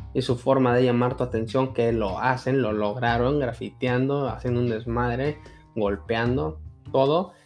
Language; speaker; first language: Spanish; early bilingual, heritage; Spanish